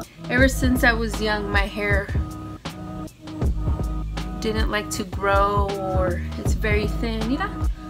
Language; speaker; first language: English; early bilingual, other home language; Spanish